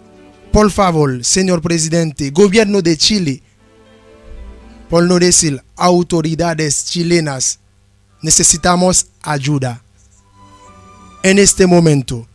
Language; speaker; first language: Spanish; non-native, learner; Haitian Creole